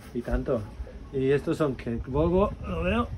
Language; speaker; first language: Spanish; non-native, fluent; English